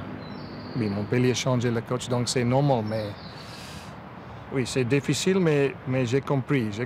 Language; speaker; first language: French; non-native, learner; English